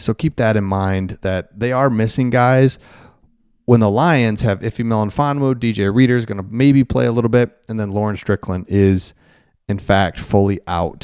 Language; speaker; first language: English; native; English